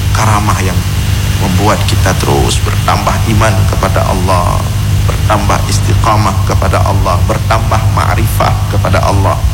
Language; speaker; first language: Malay; non-native, local second language; Achinese